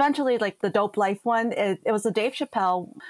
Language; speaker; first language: English; native; English